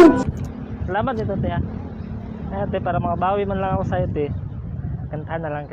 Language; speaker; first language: Filipino; non-native, local second language; Cebuano